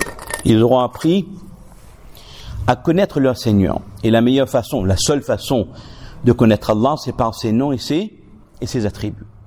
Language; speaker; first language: French; native; French